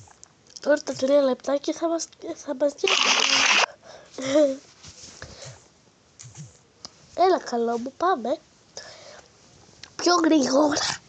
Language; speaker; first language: Greek; native; Greek